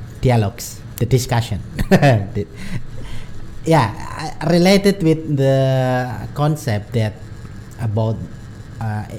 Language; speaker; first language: English; non-native, learner; Indonesian